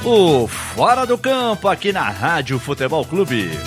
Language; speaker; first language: Portuguese; native; Portuguese